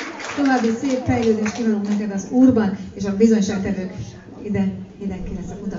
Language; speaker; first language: Hungarian; native; Hungarian